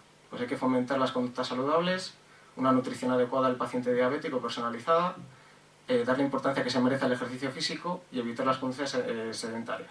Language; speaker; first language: Spanish; native; Spanish